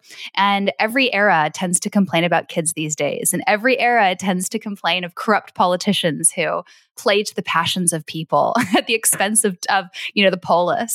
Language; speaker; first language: English; native; English